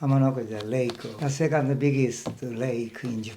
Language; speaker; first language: English; non-native, learner; Japanese